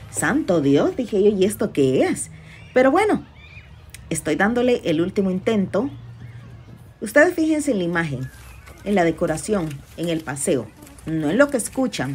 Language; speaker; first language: Spanish; native; Spanish